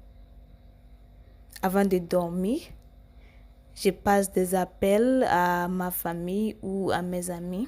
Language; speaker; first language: French; non-native, learner; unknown